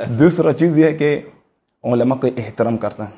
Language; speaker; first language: Urdu; non-native, learner; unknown